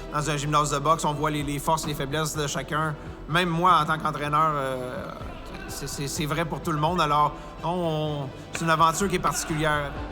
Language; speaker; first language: French; native; French